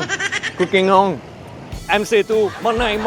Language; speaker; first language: Vietnamese; non-native, learner; French